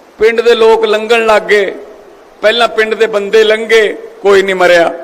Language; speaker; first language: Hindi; non-native, local second language; Punjabi